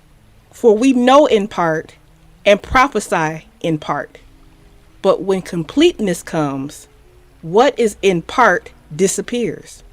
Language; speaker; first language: English; native; English